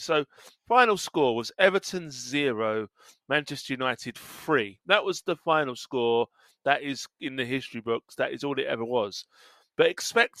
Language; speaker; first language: English; native; English